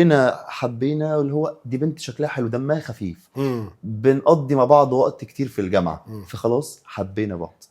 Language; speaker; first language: Arabic; native; Arabic